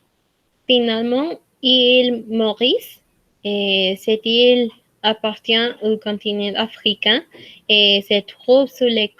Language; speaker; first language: French; non-native, learner; Spanish